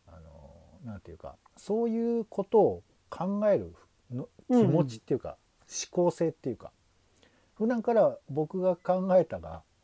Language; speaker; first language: Japanese; native; Japanese